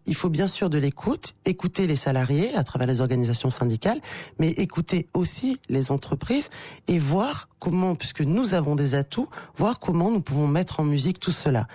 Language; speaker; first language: French; native; French